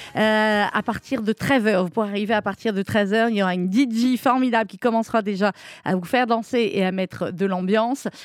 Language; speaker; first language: French; native; French